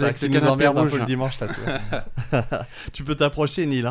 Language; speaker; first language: French; native; French